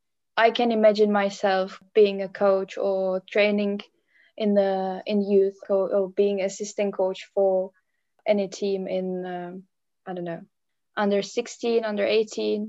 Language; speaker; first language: English; non-native, fluent; Czech